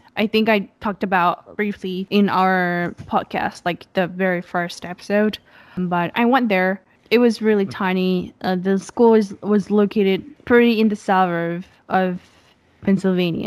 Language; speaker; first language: English; non-native, fluent; Japanese